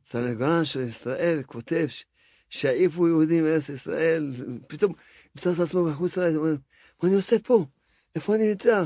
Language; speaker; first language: Hebrew; non-native, fluent; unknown